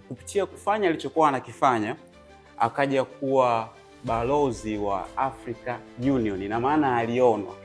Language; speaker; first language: Swahili; native; Swahili